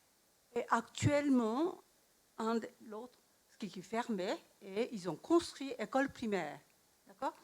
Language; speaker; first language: French; non-native, learner; Japanese